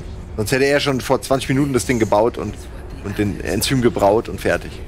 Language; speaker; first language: German; native; German